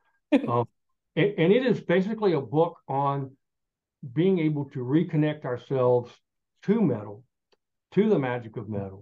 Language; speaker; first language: English; native; English